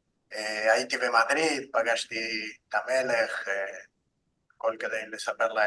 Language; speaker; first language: Hebrew; non-native, fluent; Spanish